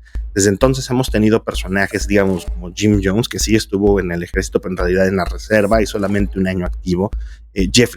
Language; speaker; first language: Spanish; native; Spanish